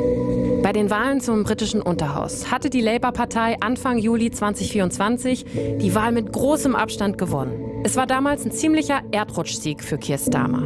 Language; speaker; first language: German; native; German